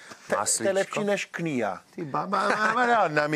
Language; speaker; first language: Czech; non-native, learner; Italian